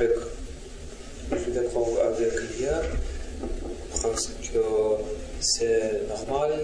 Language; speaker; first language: French; non-native, learner; Russian